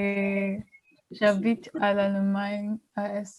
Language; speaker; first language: French; early bilingual, heritage; German